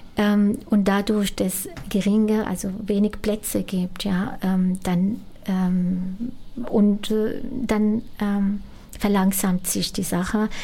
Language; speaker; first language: German; non-native, fluent; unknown